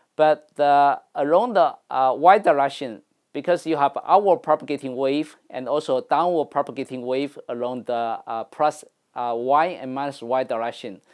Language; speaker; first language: English; non-native, fluent; Chinese